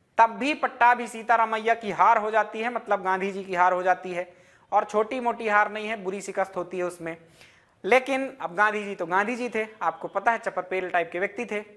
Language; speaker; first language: Hindi; native; Hindi